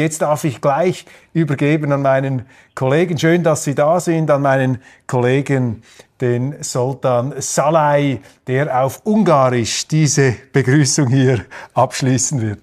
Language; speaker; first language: German; native; German